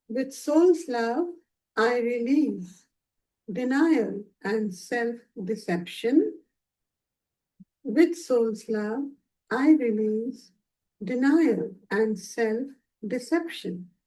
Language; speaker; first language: English; non-native, local second language; Hindi